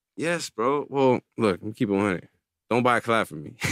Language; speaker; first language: English; native; English